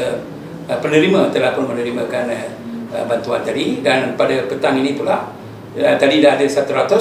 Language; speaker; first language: Malay; native; Malay